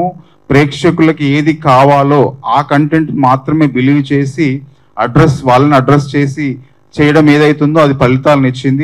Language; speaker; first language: Telugu; native; Telugu